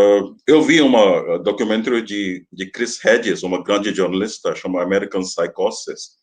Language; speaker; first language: Portuguese; non-native, fluent; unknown